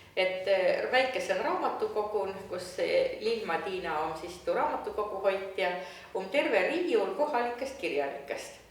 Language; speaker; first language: Estonian; native; Estonian